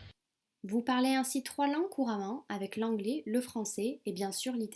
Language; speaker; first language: French; native; French